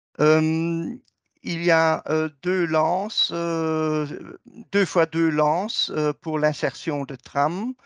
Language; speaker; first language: French; native; French